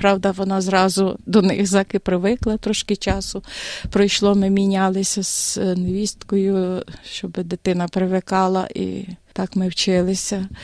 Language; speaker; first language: Ukrainian; native; Ukrainian